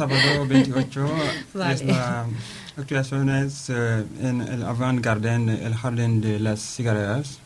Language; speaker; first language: Spanish; non-native, learner; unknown